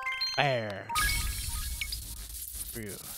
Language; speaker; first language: English; native; English